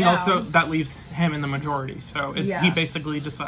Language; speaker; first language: English; native; English